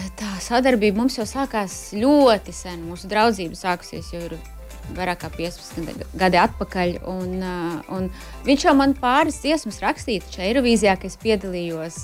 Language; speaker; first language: Latvian; native; Latvian